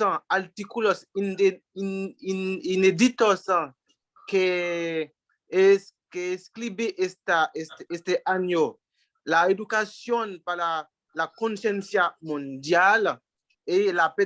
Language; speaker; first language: Spanish; non-native, fluent; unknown